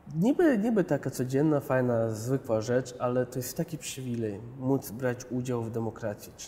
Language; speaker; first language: Polish; early bilingual, other home language; Chechen